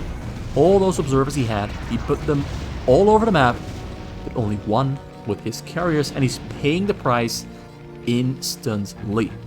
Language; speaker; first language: English; native; English